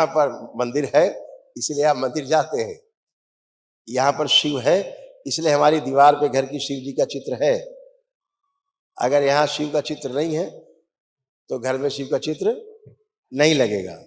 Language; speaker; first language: Hindi; native; Hindi